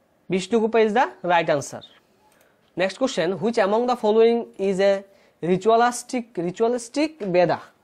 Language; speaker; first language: English; non-native, local second language; Bangla